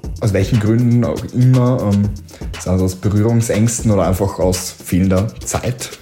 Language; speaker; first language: German; native; German